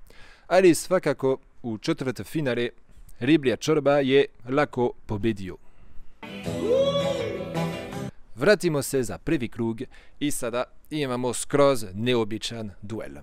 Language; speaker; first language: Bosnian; non-native, fluent; French